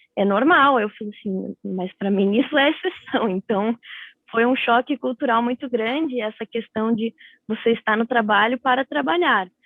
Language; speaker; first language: Portuguese; native; Portuguese